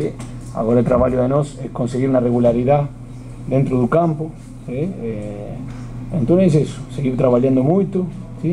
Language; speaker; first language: Portuguese; non-native, fluent; Spanish